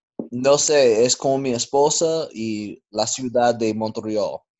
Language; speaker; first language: Spanish; non-native, learner; English